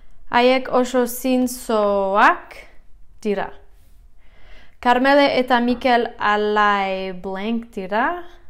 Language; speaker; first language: Basque; non-native, learner; English